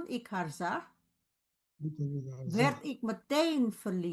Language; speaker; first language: Dutch; non-native, fluent; Indonesian